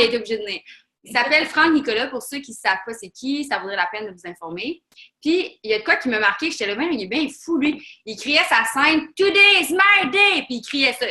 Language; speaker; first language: French; native; French